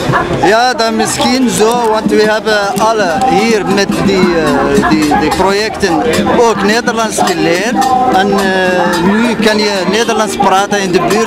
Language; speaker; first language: Dutch; non-native, learner; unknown